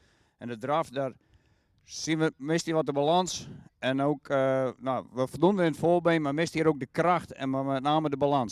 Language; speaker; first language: Dutch; native; Dutch